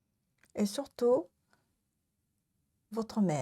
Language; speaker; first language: French; non-native, learner; Japanese